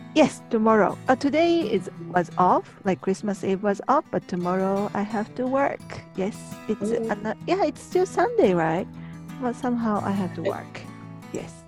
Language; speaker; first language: English; non-native, learner; Japanese